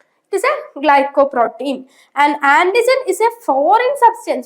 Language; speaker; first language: English; non-native, local second language; Malayalam